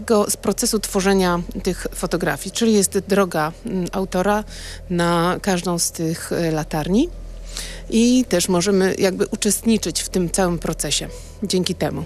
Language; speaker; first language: Polish; native; Polish